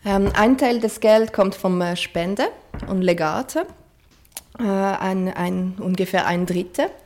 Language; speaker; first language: German; non-native, fluent; French